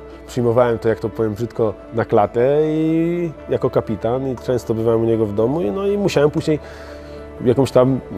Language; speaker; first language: Polish; native; Polish